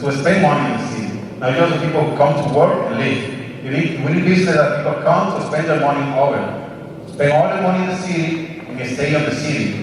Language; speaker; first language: English; non-native, learner; Spanish